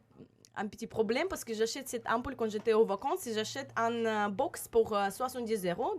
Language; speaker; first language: French; non-native, learner; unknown